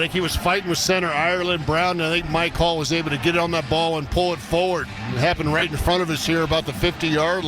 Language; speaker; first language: English; native; English